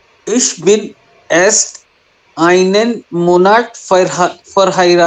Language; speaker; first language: German; non-native, learner; Hindi